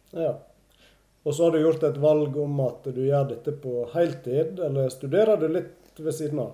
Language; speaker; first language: Norwegian; native; Norwegian